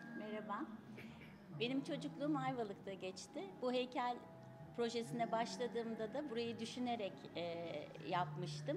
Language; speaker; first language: Turkish; native; Turkish